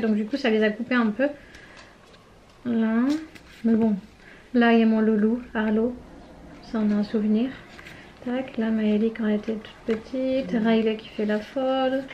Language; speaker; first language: French; native; French